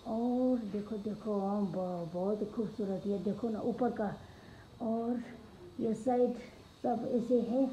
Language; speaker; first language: Hindi; non-native, local second language; Tibetan